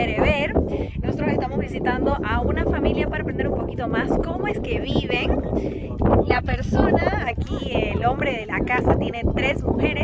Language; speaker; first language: Spanish; native; Spanish